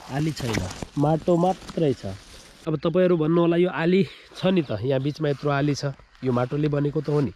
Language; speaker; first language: Nepali; non-native, local second language; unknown